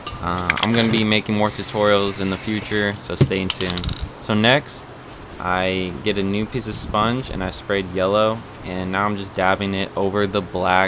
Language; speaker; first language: English; native; English